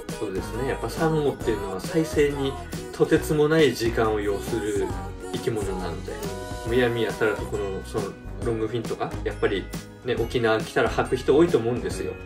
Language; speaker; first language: Japanese; native; Japanese